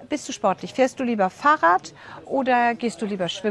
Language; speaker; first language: German; native; German